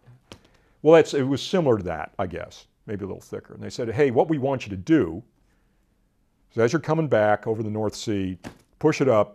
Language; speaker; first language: English; native; English